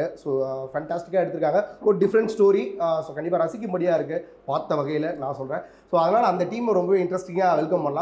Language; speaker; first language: Tamil; native; Tamil